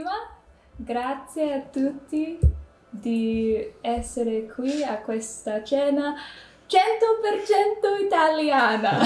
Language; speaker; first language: Italian; non-native, learner; English